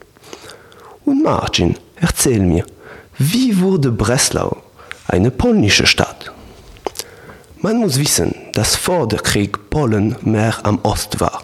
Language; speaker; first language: German; non-native, learner; Polish